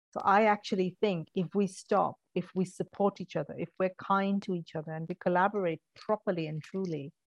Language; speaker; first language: English; non-native, local second language; Malayalam